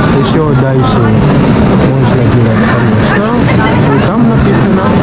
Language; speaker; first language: Russian; non-native, fluent; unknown